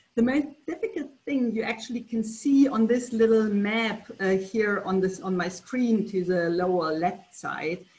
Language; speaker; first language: English; non-native, fluent; German